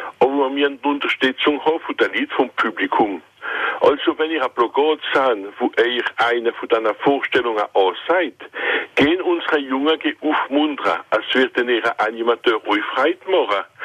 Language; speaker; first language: German; non-native, local second language; French